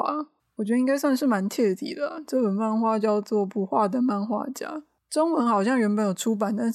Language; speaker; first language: Chinese; native; Chinese